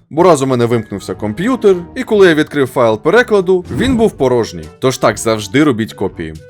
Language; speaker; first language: Ukrainian; non-native, local second language; Russian